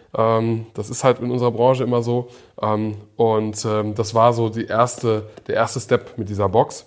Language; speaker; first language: German; early bilingual, other home language; English